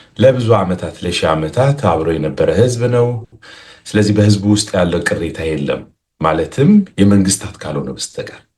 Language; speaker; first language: Amharic; non-native, local second language; Tigrinya